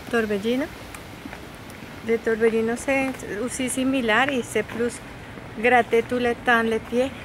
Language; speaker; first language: French; non-native, learner; Spanish